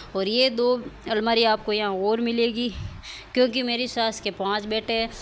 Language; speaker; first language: Hindi; native; Hindi